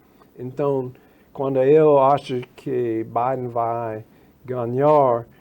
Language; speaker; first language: Portuguese; non-native, fluent; English